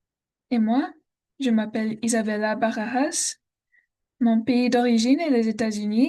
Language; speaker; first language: French; non-native, learner; English